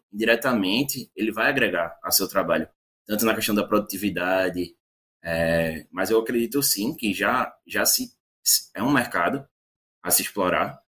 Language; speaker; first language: Portuguese; native; Portuguese